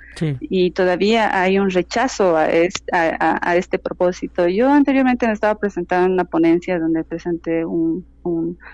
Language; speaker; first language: Spanish; native; Spanish